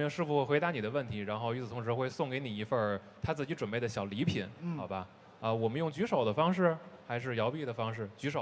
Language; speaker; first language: Chinese; native; Chinese